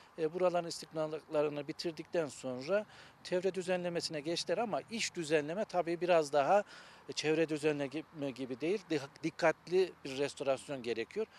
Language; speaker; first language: Turkish; native; Turkish